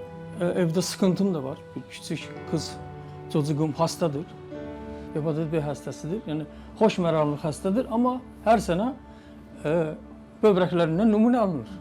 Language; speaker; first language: Turkish; native; Turkish